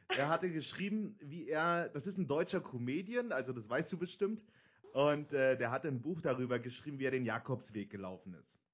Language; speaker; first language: German; native; German